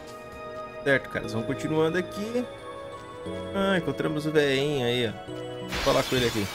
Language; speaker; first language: Portuguese; native; Portuguese